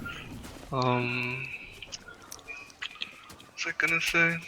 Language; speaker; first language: English; native; English